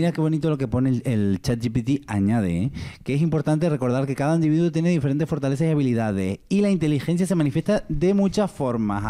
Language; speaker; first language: Spanish; native; Spanish